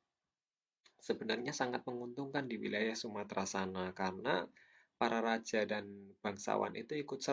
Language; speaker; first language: Indonesian; native; Indonesian